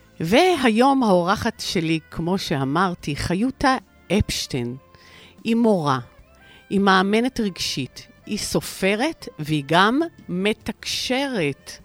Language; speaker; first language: Hebrew; native; Hebrew